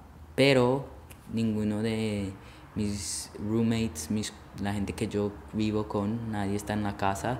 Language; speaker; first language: Spanish; early bilingual, heritage; Spanish